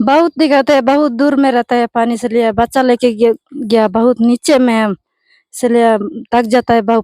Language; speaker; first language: Hindi; non-native, local second language; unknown